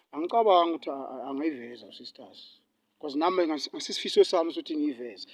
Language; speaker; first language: Zulu; native; Zulu